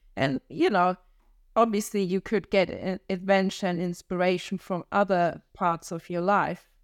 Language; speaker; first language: English; non-native, fluent; German